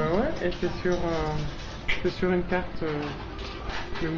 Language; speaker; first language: French; native; French